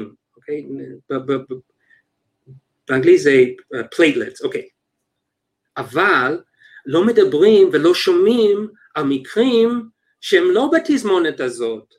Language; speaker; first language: Hebrew; non-native, fluent; English